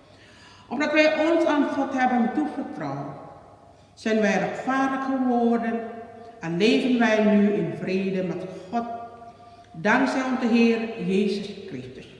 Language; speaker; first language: Dutch; non-native, learner; Indonesian